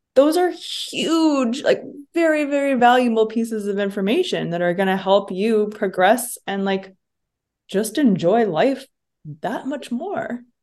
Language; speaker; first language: English; native; English